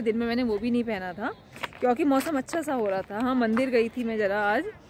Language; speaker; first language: Hindi; native; Hindi